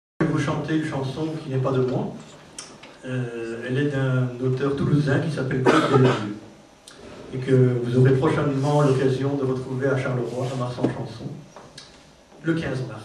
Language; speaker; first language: French; native; French